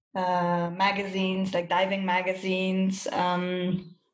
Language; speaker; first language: English; non-native, fluent; German